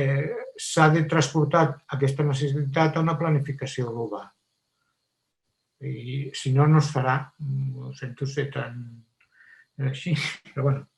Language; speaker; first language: Catalan; native; Catalan